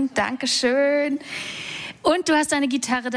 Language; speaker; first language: German; native; German